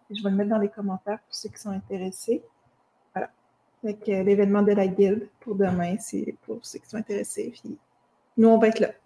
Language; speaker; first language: French; native; French